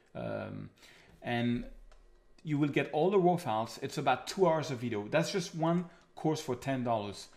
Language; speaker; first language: English; non-native, fluent; French